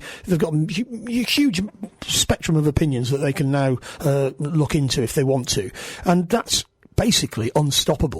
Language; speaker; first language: English; native; English